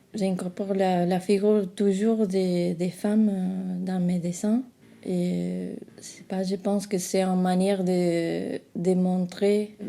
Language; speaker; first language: French; non-native, fluent; Spanish